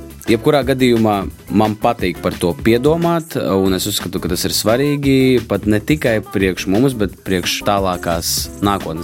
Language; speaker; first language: Latvian; non-native, local second language; Russian